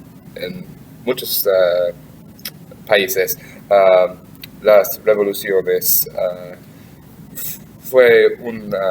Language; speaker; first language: Spanish; non-native, learner; English